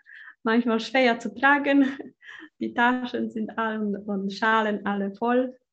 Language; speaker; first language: German; non-native, fluent; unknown